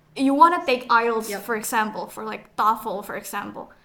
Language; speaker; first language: English; non-native, fluent; Indonesian